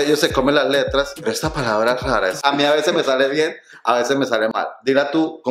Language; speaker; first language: Spanish; native; Spanish